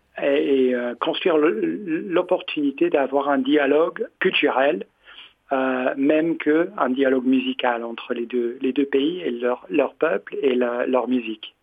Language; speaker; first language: French; non-native, fluent; English